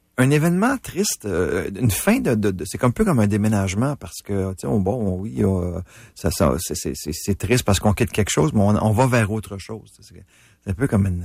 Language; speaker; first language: French; native; French